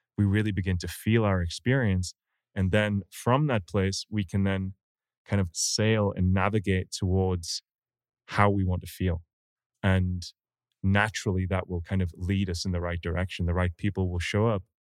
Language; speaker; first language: English; native; English